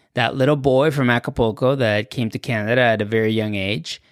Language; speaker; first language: English; non-native, fluent; Spanish